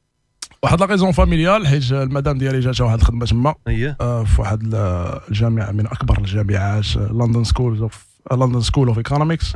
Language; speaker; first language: Arabic; native; Arabic